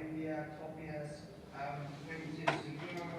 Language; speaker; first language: Spanish; non-native, learner; English